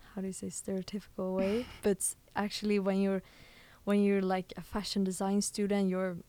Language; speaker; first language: English; early bilingual, other home language; Swedish